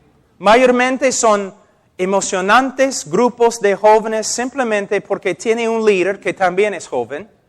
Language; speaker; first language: Spanish; non-native, fluent; English